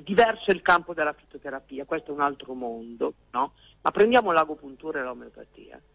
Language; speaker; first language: Italian; native; Italian